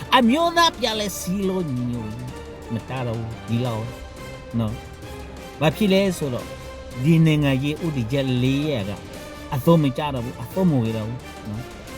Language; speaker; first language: Burmese; non-native, local second language; S'gaw Karen